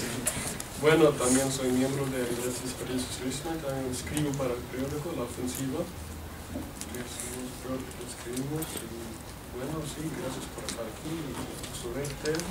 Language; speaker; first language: Spanish; early bilingual, heritage; Spanish